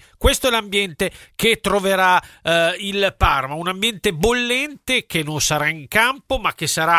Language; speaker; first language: Italian; native; Italian